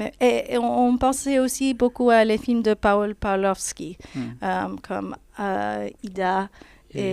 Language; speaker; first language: French; non-native, fluent; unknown